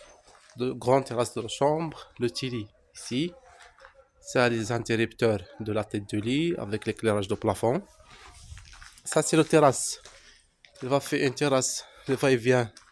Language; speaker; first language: French; non-native, local second language; Arabic